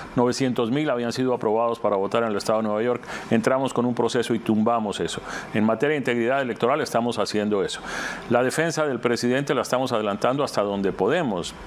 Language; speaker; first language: Spanish; native; Spanish